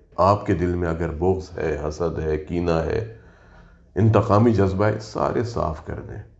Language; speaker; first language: Urdu; native; Urdu